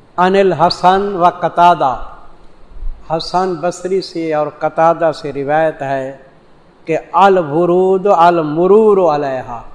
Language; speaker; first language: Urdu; non-native, local second language; Saraiki